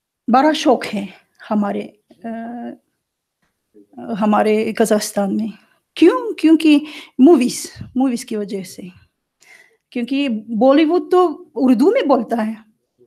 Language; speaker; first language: Hindi; non-native, fluent; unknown